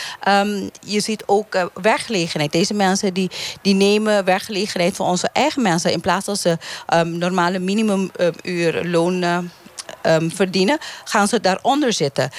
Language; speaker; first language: Dutch; non-native, local second language; Papiamento